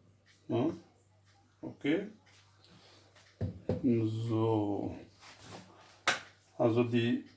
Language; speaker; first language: German; non-native, fluent; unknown